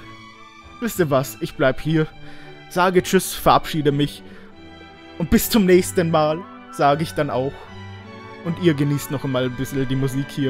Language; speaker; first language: German; native; German